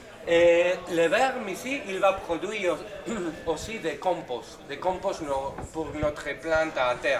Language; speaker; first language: French; non-native, learner; Spanish